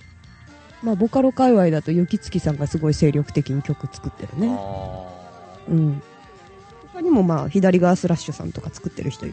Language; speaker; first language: Japanese; native; Japanese